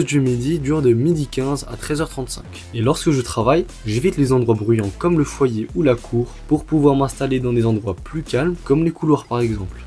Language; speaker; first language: French; early bilingual, other home language; Chinese